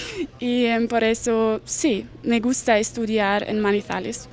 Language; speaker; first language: Spanish; non-native, learner; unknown